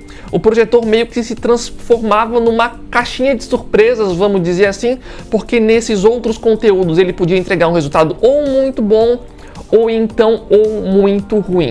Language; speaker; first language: Portuguese; native; Portuguese